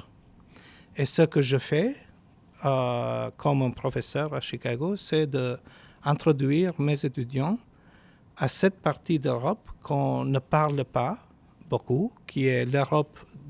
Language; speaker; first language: French; non-native, fluent; Albanian